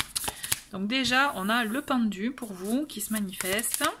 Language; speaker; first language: French; native; French